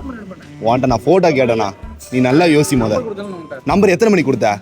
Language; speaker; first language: Tamil; native; Tamil